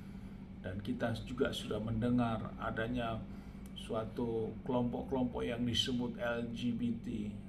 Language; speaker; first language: Indonesian; native; Indonesian